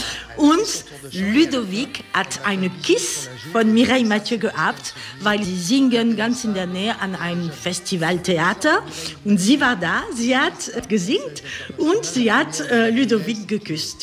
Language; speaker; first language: German; non-native, learner; French